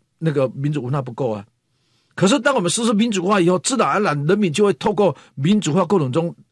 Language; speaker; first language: Chinese; native; Chinese